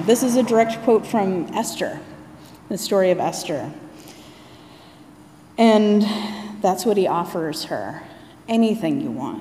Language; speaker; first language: English; native; English